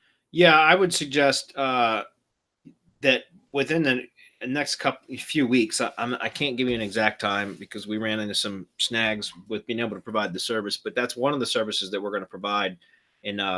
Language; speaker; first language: English; native; English